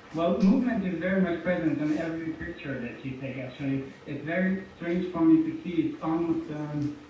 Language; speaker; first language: English; non-native, fluent; Hungarian